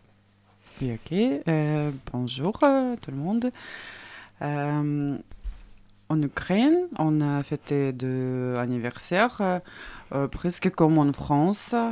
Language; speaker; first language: French; non-native, learner; Russian